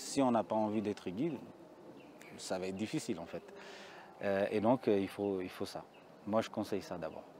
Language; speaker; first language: French; early bilingual, other home language; Amharic